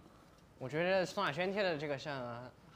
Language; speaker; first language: Chinese; native; Chinese